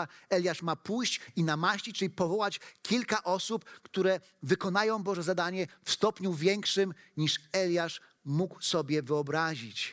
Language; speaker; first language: Polish; native; Polish